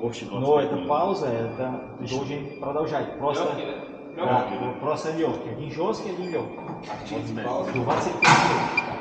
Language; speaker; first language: Russian; non-native, learner; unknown